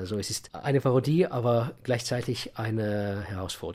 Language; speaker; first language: German; non-native, fluent; Russian